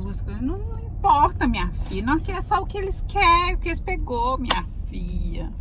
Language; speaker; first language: Portuguese; native; Portuguese